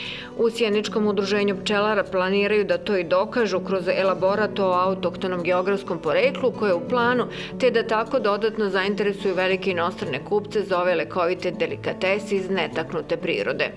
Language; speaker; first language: Serbian; native; Serbian